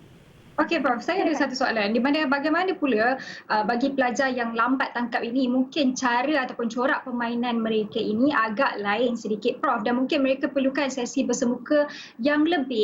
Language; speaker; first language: Malay; native; Malay